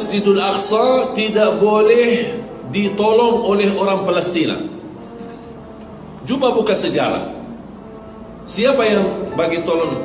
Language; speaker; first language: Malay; non-native, fluent; Arabic